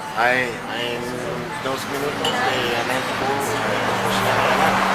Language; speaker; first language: Spanish; non-native, learner; English